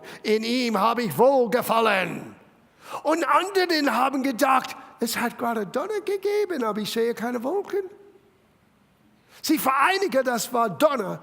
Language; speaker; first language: German; non-native, fluent; English